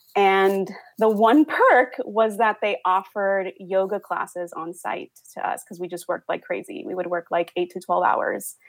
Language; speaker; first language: English; early bilingual, other home language; Spanish